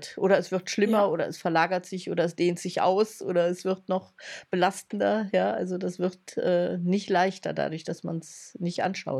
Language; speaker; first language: German; native; German